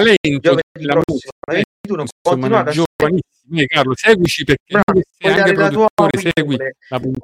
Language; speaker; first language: Italian; native; Italian